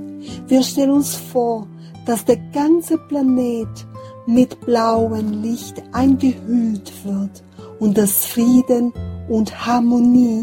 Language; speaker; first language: German; non-native, fluent; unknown